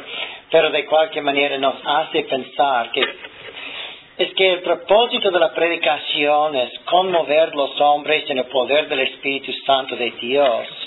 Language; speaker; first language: Spanish; non-native, fluent; English